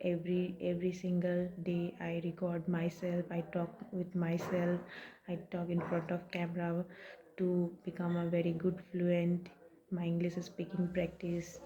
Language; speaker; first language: English; non-native, learner; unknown